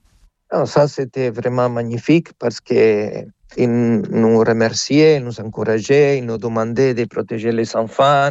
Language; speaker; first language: French; non-native, fluent; Spanish